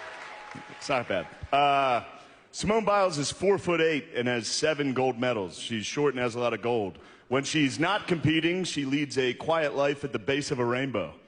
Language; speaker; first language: English; native; English